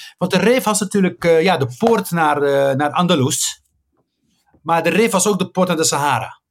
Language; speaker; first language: Dutch; early bilingual, other home language; Riffian